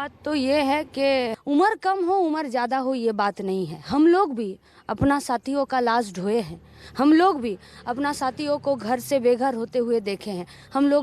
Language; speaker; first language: Hindi; non-native, local second language; Bangla